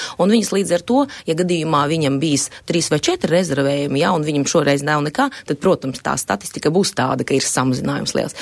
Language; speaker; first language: Latvian; non-native, local second language; Russian